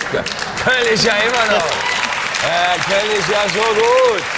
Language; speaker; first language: German; native; German